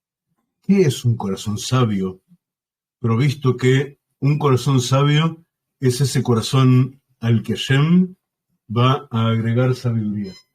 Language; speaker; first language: Spanish; native; Spanish